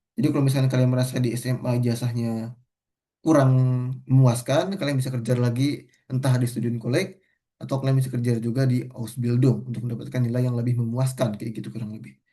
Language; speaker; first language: Indonesian; native; Indonesian